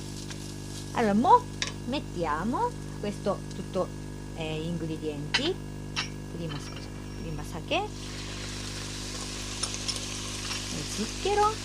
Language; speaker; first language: Italian; non-native, learner; Japanese